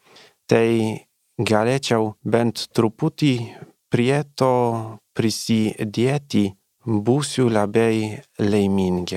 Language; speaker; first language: Lithuanian; non-native, learner; Polish